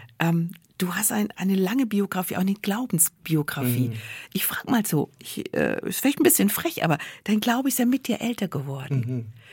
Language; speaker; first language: German; native; German